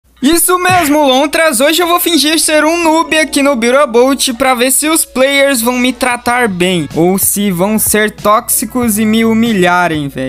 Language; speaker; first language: Portuguese; native; Portuguese